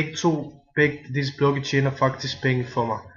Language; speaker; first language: Danish; non-native, fluent; Bosnian